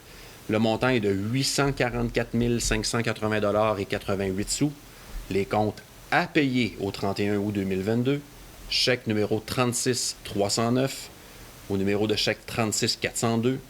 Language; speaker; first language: French; native; French